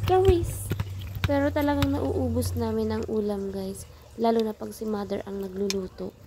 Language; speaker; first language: Filipino; non-native, local second language; Bikol